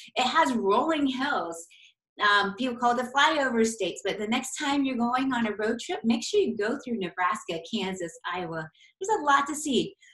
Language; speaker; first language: English; native; English